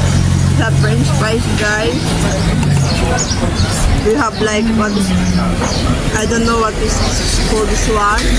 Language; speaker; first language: English; non-native, local second language; Filipino